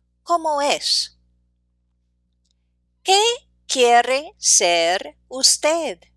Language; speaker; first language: Spanish; non-native, fluent; English